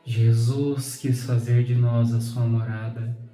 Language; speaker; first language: Portuguese; native; Portuguese